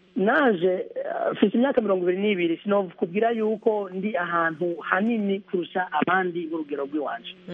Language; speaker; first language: Rundi; early bilingual, heritage; Rundi